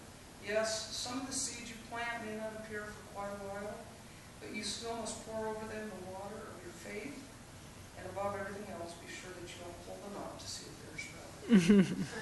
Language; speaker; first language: English; native; English